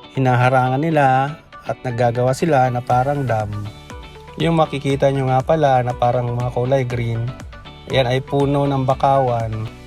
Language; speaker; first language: Filipino; non-native, local second language; Bikol